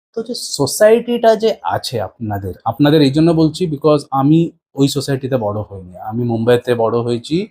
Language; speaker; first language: Bangla; early bilingual, heritage; Bangla